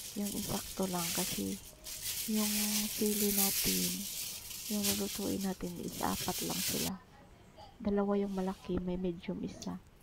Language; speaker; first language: Filipino; non-native, local second language; Cebuano